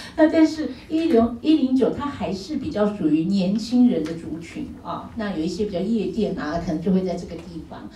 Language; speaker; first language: Chinese; native; Chinese